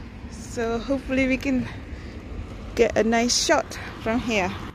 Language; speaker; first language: English; non-native, fluent; Indonesian